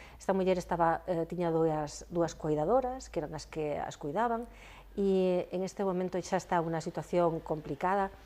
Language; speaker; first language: Galician; non-native, local second language; Spanish